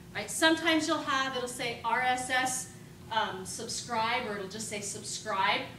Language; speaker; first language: English; native; English